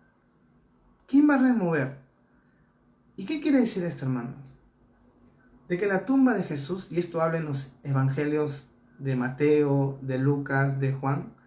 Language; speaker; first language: Spanish; native; Spanish